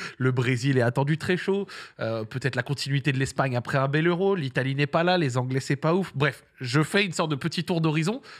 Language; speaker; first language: French; early bilingual, other home language; Arabic